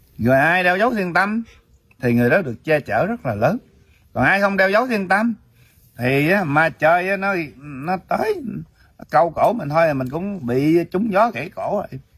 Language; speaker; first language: Vietnamese; early bilingual, heritage; Vietnamese